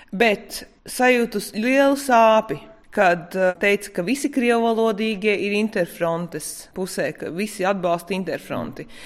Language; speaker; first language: Latvian; native; Latvian